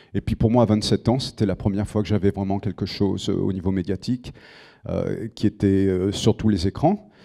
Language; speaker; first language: French; native; French